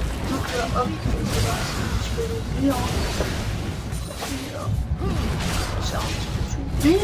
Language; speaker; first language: French; native; French